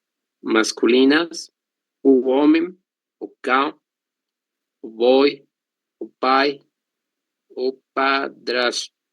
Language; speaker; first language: Portuguese; non-native, learner; Spanish